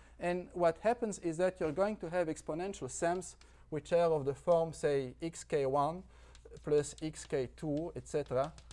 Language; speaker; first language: English; non-native, fluent; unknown